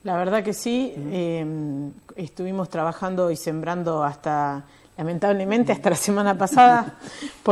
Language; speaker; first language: Spanish; native; Spanish